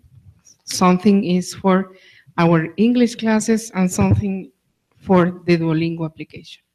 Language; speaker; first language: English; non-native, fluent; Spanish